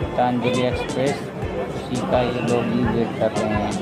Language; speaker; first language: Hindi; native; Hindi